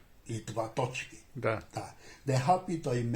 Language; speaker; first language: Bulgarian; non-native, learner; Chinese